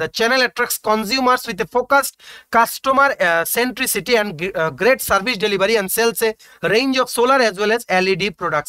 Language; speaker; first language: English; non-native, local second language; Bangla